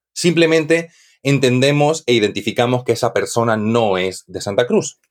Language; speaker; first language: Spanish; native; Spanish